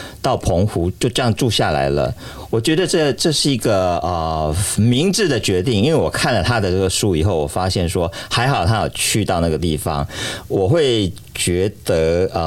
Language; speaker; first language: Chinese; native; Chinese